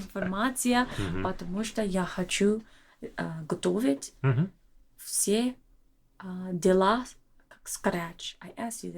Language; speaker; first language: Russian; non-native, learner; English